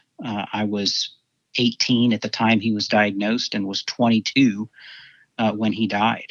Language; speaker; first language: English; native; English